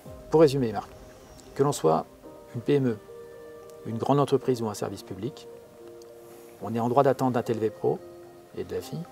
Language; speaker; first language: French; native; French